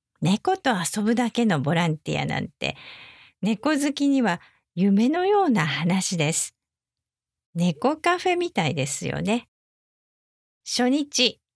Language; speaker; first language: Japanese; native; Japanese